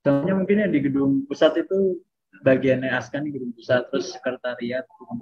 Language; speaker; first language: Indonesian; native; Indonesian